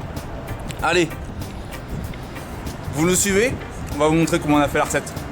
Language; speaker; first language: French; native; French